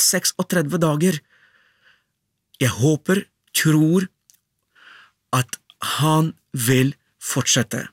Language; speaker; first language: Norwegian; non-native, fluent; Ukrainian